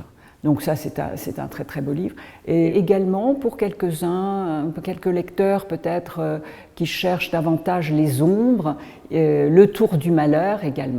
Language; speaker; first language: French; native; French